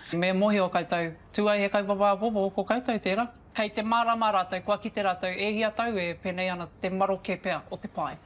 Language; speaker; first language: Māori; native; Māori